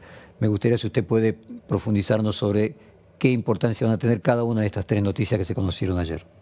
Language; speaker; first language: Spanish; native; Spanish